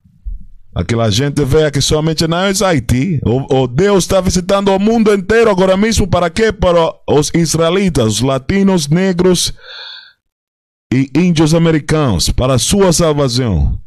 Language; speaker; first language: Portuguese; non-native, fluent; Spanish